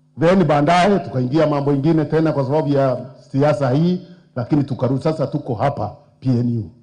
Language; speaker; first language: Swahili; non-native, local second language; Meru